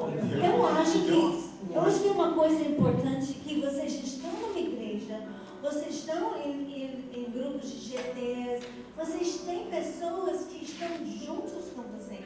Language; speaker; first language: Portuguese; non-native, fluent; English